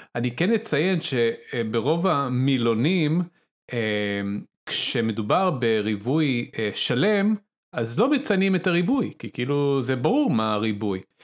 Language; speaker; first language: Hebrew; non-native, local second language; Arabic